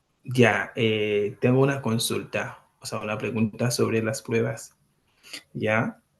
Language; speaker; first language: Spanish; non-native, learner; Haitian Creole